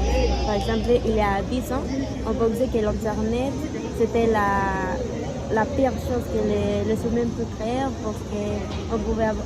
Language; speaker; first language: French; non-native, learner; Spanish